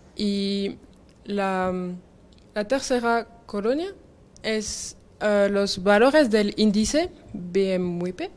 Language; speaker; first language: Spanish; non-native, learner; French